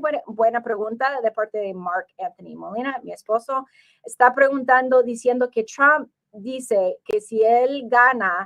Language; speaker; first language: Spanish; early bilingual, heritage; English